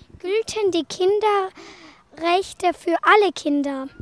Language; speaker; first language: German; non-native, learner; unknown